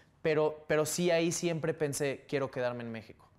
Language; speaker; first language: Spanish; native; Spanish